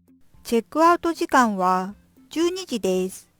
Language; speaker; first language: Japanese; non-native, fluent; Korean